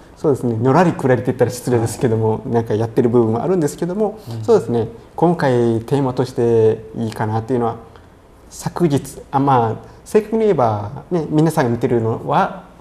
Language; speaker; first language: Japanese; native; Japanese